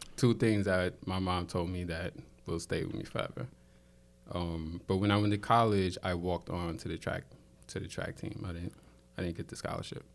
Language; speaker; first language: English; native; English